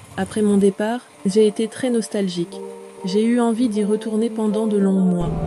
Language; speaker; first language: French; native; French